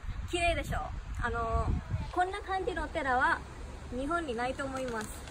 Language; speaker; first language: Japanese; non-native, fluent; Sinhala